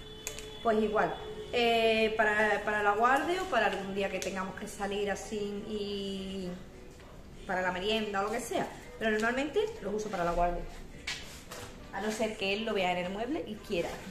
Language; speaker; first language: Spanish; native; Spanish